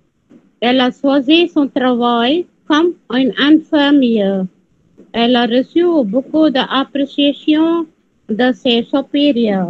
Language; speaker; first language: French; non-native, learner; Tamil